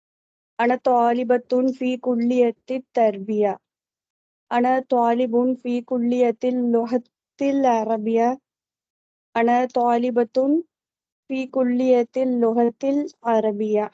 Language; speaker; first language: Arabic; non-native, learner; Tamil